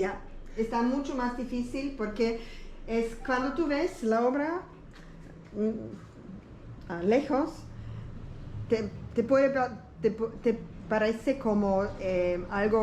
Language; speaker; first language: Spanish; non-native, learner; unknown